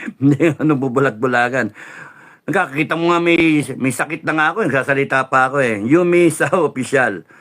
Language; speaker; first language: Filipino; native; Filipino